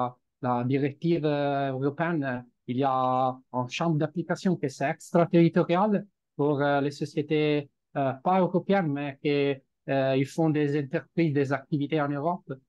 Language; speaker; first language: French; non-native, fluent; Italian